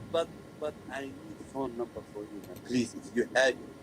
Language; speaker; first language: English; non-native, learner; Somali